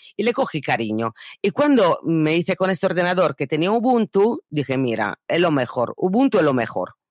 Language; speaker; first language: Spanish; non-native, fluent; Italian